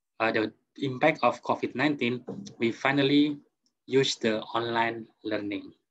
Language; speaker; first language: English; non-native, fluent; Indonesian